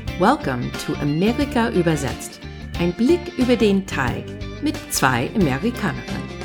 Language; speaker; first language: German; non-native, learner; English